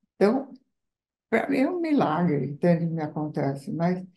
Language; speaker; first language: Portuguese; non-native, fluent; Italian